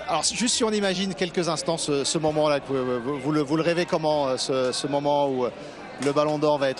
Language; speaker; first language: French; native; French